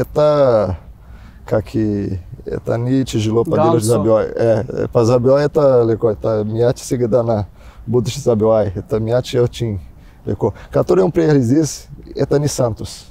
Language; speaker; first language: Russian; non-native, learner; Portuguese